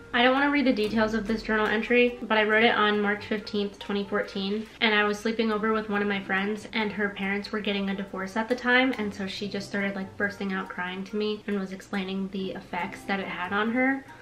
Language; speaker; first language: English; native; English